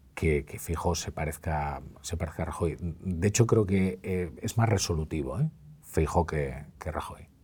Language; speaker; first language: Spanish; native; Spanish